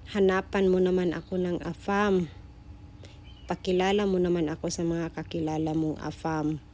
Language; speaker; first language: Filipino; non-native, local second language; Cebuano